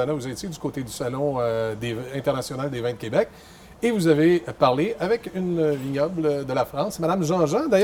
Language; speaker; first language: French; native; French